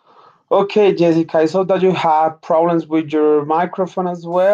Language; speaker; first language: English; non-native, fluent; Spanish